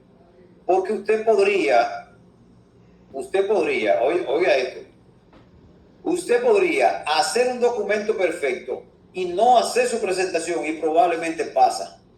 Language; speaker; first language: Spanish; native; Spanish